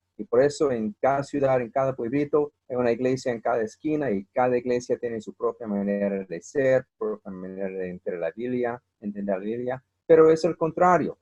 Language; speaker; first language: Spanish; non-native, fluent; English